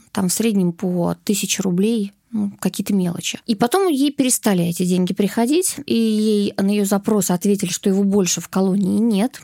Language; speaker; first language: Russian; native; Russian